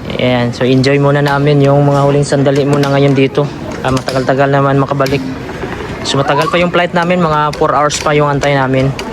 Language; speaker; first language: Filipino; non-native, local second language; Cebuano